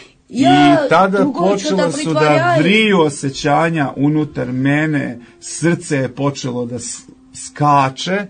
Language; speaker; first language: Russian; non-native, learner; Serbian